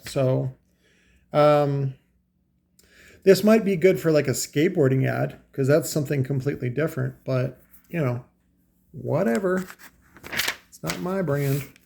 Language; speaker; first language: English; native; English